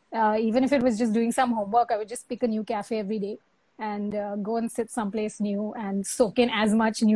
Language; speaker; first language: English; non-native, local second language; Hindi